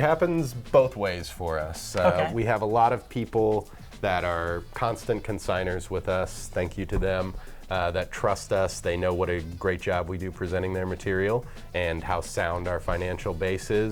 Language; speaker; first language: English; native; English